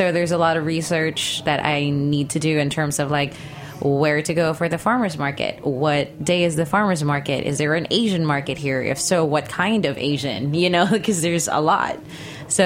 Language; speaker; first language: English; non-native, local second language; Filipino